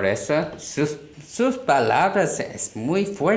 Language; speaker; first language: Spanish; non-native, learner; Korean